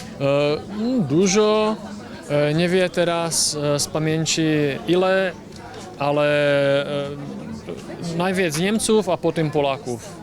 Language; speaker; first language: Polish; non-native, learner; Czech